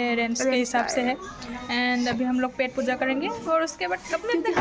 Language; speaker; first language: Hindi; non-native, local second language; Assamese